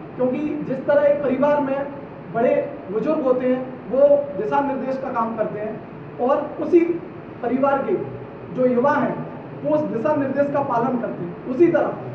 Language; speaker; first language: Hindi; native; Hindi